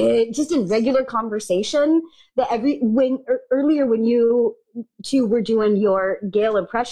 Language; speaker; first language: English; native; English